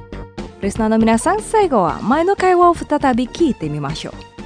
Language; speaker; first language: Japanese; non-native, fluent; Indonesian